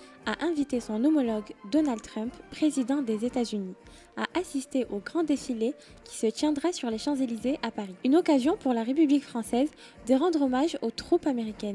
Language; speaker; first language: French; native; French